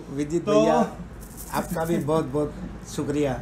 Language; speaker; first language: Hindi; non-native, local second language; Gujarati